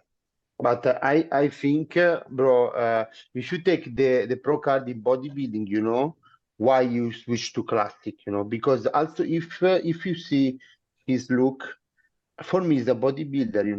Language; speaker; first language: English; non-native, learner; Italian